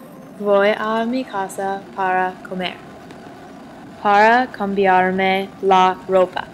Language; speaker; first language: Spanish; non-native, learner; English